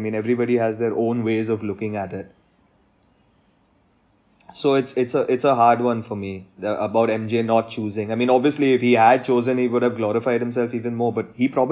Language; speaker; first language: English; non-native, local second language; Hindi